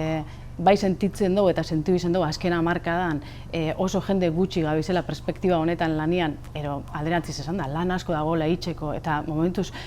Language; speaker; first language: Basque; native; Basque